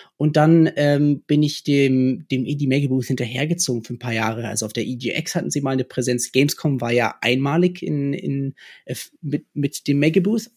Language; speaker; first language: German; early bilingual, other home language; English